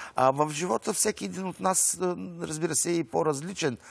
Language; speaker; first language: Bulgarian; native; Bulgarian